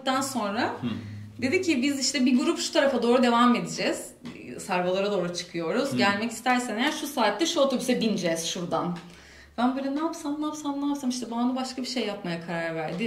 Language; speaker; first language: Turkish; native; Turkish